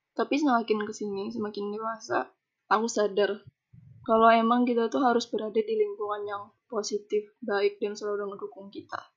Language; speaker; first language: Indonesian; non-native, local second language; Banjar